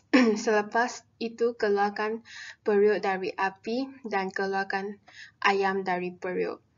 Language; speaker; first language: Malay; non-native, local second language; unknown